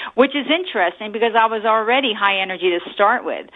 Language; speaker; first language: English; native; English